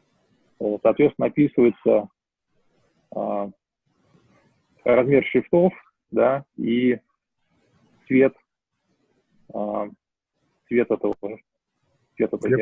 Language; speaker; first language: Russian; native; Russian